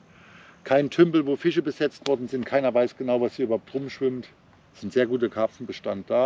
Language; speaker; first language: German; native; German